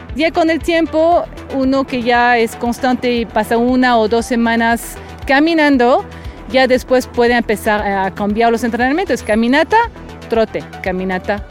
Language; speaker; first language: Spanish; non-native, fluent; French